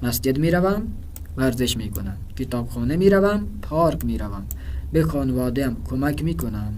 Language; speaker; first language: Persian; non-native, fluent; Urdu